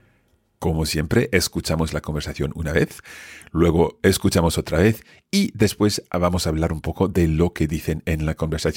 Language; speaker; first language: Spanish; non-native, fluent; English